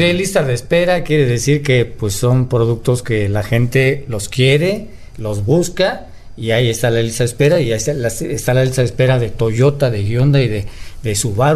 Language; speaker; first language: Spanish; native; Spanish